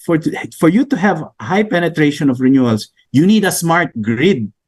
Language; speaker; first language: English; non-native, local second language; Filipino